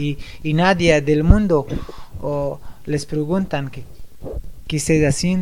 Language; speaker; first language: Spanish; non-native, fluent; Persian